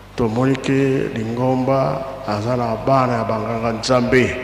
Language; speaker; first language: Lingala; non-native, local second language; Kongo